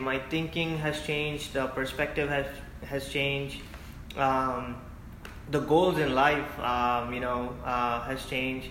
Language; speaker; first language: English; non-native, local second language; Hindi